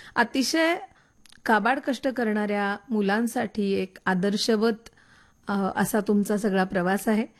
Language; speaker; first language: Marathi; native; Marathi